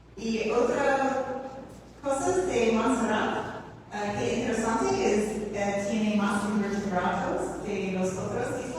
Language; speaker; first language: Spanish; non-native, learner; English